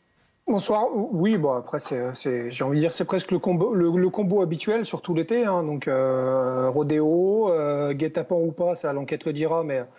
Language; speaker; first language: French; native; French